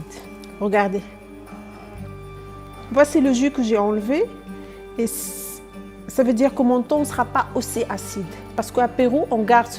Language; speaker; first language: French; non-native, fluent; Spanish